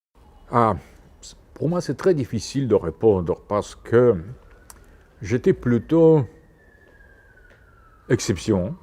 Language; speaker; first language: French; non-native, fluent; Russian